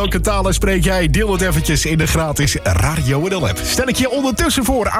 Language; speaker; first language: Dutch; native; Dutch